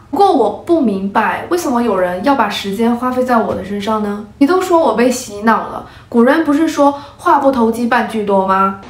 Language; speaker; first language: Chinese; native; Chinese